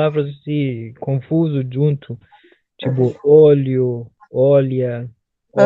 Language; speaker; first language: Portuguese; non-native, learner; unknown